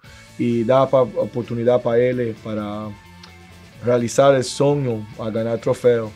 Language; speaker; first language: Portuguese; non-native, learner; Spanish